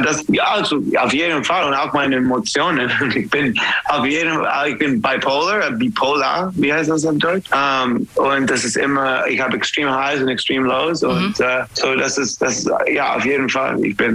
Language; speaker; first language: German; non-native, learner; English